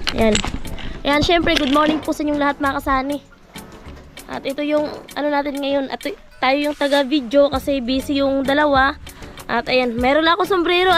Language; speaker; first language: Filipino; non-native, local second language; Cebuano